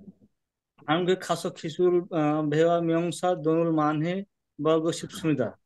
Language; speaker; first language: Korean; non-native, learner; Bangla